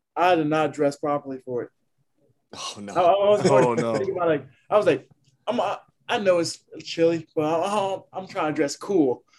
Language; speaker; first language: English; non-native, fluent; Haitian Creole